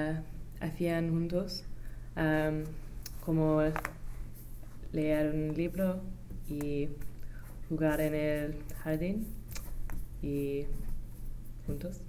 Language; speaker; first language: Spanish; non-native, learner; English